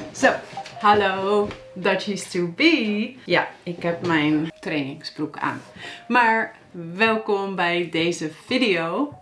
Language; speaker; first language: Dutch; native; Dutch